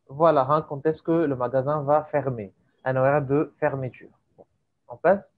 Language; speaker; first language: French; native; French